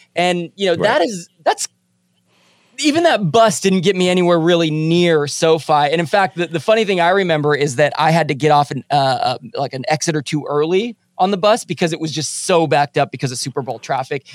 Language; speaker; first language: English; native; English